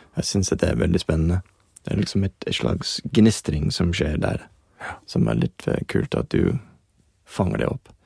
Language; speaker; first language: Norwegian; non-native, fluent; English